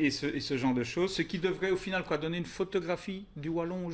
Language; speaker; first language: French; native; French